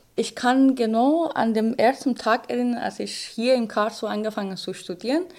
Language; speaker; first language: German; non-native, fluent; Persian